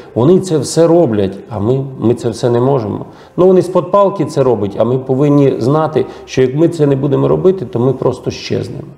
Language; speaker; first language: Ukrainian; native; Ukrainian